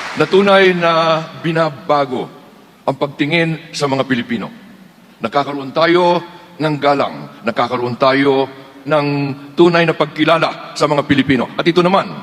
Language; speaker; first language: Filipino; native; Filipino